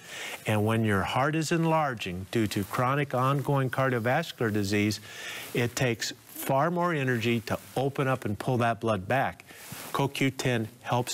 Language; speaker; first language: English; native; English